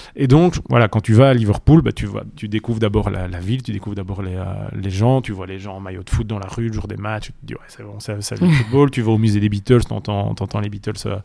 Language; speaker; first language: French; native; French